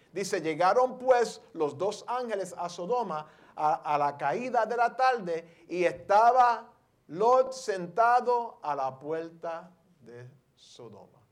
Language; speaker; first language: Spanish; early bilingual, heritage; Spanish